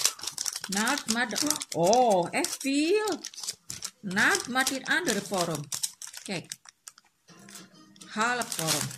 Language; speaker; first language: Dutch; non-native, learner; Indonesian